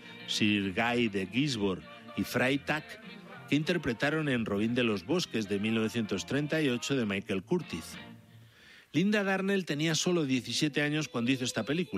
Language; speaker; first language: Spanish; native; Spanish